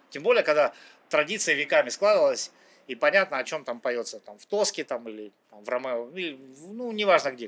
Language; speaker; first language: Russian; native; Russian